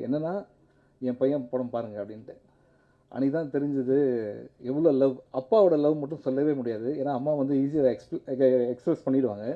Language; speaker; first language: Tamil; native; Tamil